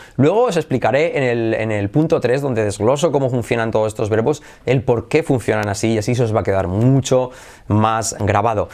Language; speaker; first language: Spanish; native; Spanish